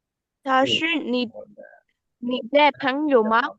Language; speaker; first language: Chinese; non-native, learner; Burmese